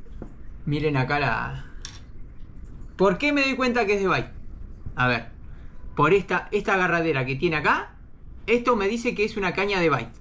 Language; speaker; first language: Spanish; native; Spanish